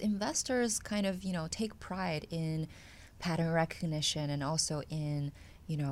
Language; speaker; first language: English; non-native, fluent; Chinese